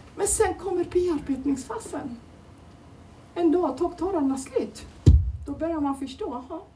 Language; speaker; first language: Swedish; non-native, fluent; Turoyo